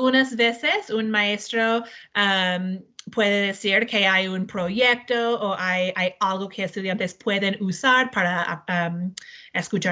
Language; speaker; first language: Spanish; non-native, learner; English